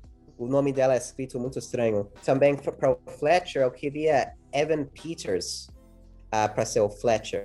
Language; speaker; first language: Portuguese; early bilingual, heritage; English